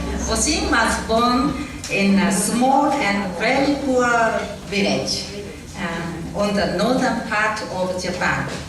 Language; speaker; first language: English; non-native, learner; Japanese